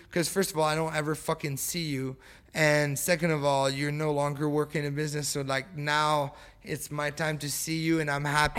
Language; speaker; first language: English; early bilingual, other home language; French